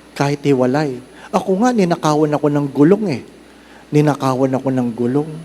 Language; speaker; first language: Filipino; non-native, local second language; Cebuano